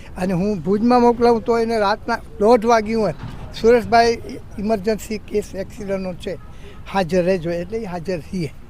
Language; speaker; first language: Gujarati; non-native, local second language; Kachhi